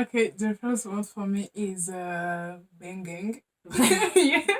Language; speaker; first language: English; non-native, learner; French